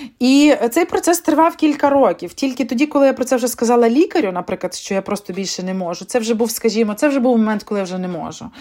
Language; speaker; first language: Ukrainian; native; Ukrainian